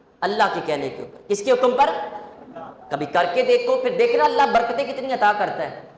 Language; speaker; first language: Urdu; non-native, local second language; Punjabi